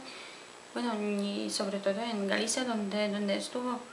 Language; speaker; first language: Spanish; non-native, fluent; Polish